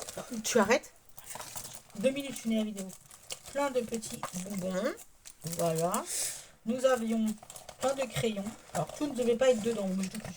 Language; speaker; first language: French; native; French